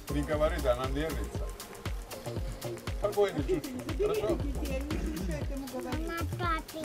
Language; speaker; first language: Russian; non-native, learner; Greek